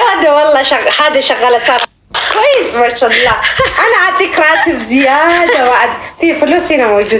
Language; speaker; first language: Arabic; native; Arabic